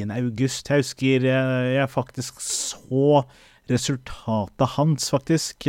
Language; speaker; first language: Norwegian; early bilingual, other home language; Somali